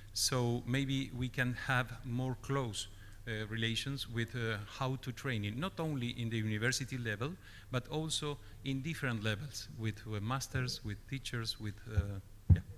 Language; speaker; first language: English; non-native, fluent; Spanish